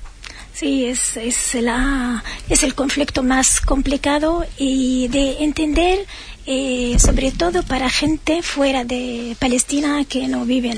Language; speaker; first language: Spanish; non-native, fluent; Arabic